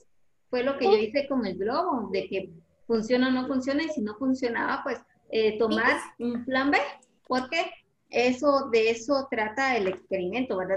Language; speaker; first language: Spanish; native; Spanish